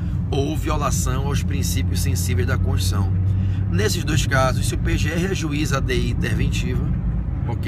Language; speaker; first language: Portuguese; native; Portuguese